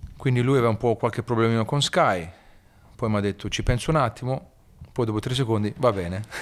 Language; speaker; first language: Italian; early bilingual, heritage; Italian